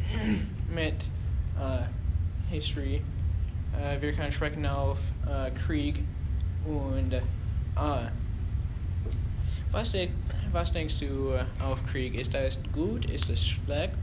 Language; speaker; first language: German; non-native, learner; English